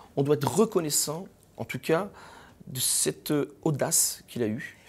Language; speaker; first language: French; native; French